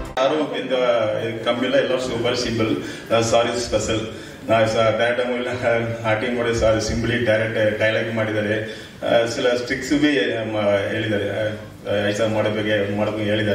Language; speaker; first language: Kannada; non-native, learner; Tamil